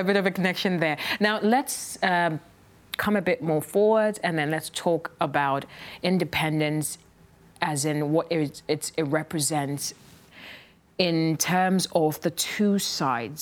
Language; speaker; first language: English; non-native, local second language; Akan